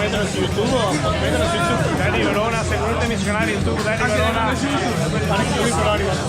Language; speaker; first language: Italian; native; Italian